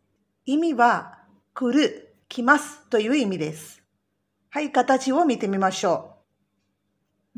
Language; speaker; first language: Japanese; non-native, fluent; Tamil